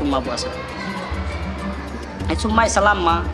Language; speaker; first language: Indonesian; non-native, learner; Rohingya